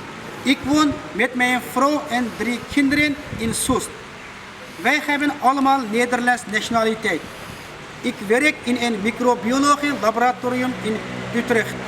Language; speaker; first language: Dutch; non-native, fluent; Uyghur